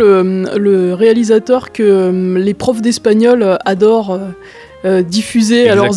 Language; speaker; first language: French; native; French